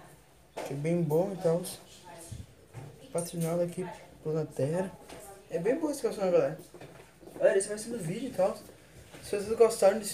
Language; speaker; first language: Portuguese; native; Portuguese